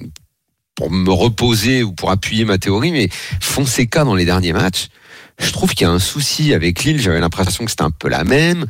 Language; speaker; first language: French; native; French